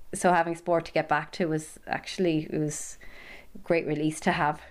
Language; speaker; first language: English; native; English